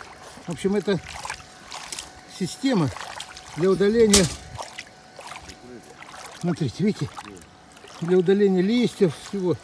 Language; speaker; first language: Russian; native; Russian